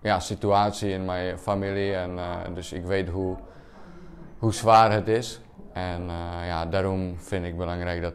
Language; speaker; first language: Dutch; non-native, learner; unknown